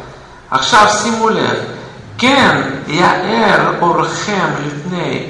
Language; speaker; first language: Hebrew; non-native, fluent; Russian